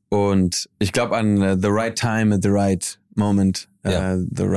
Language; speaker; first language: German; early bilingual, heritage; German